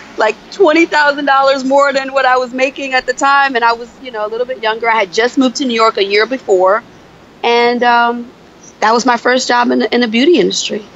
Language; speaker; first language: English; native; English